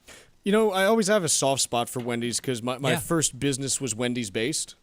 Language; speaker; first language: English; native; English